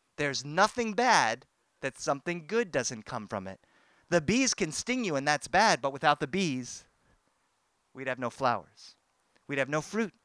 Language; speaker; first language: English; native; English